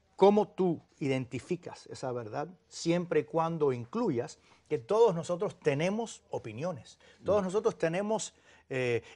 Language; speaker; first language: Spanish; early bilingual, heritage; Spanish